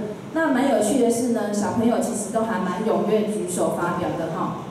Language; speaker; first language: Chinese; native; Chinese